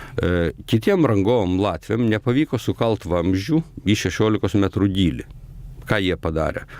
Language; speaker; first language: Lithuanian; native; Lithuanian